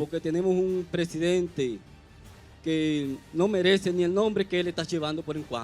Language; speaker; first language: Portuguese; non-native, learner; Spanish